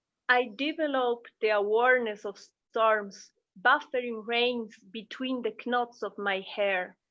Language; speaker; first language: English; non-native, local second language; Spanish